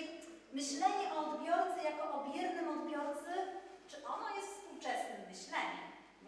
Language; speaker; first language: Polish; native; Polish